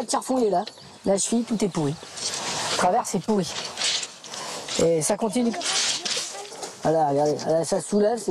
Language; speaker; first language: French; native; French